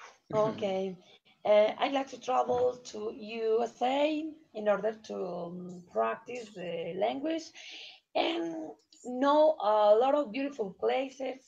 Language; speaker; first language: English; non-native, learner; Spanish